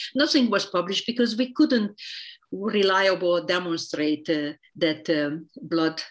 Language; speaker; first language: English; non-native, fluent; Hungarian